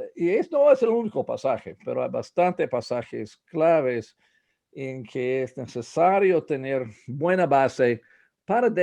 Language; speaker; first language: Spanish; non-native, fluent; English